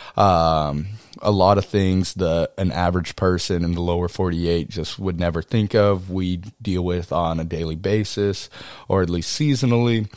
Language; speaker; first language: English; native; English